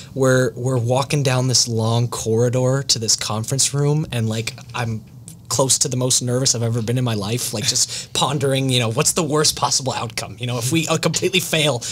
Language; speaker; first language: English; native; English